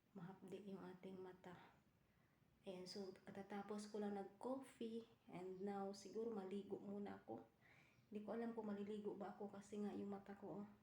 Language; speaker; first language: Filipino; non-native, local second language; Cebuano